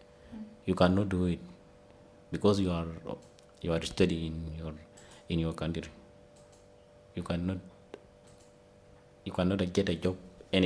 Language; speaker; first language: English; non-native, learner; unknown